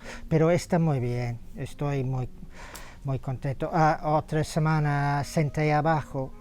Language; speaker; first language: Spanish; non-native, fluent; English